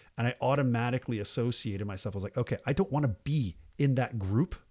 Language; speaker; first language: English; native; English